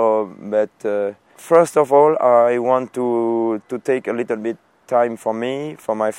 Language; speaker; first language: English; non-native, fluent; French